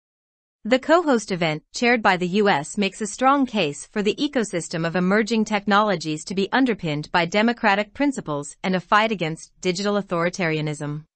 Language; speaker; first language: English; non-native, local second language; Urdu